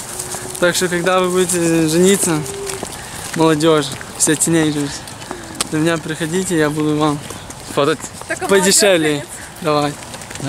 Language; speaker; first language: Russian; early bilingual, heritage; Russian